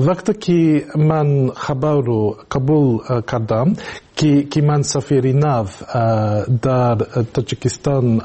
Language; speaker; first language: Tajik; non-native, learner; English